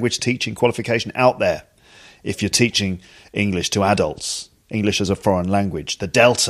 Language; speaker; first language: English; native; English